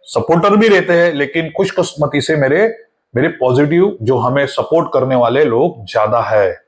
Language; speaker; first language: Hindi; non-native, local second language; Marathi